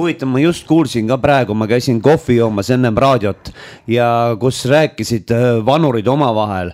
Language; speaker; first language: Estonian; native; Estonian